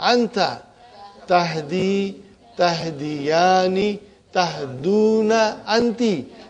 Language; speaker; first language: Arabic; non-native, fluent; Urdu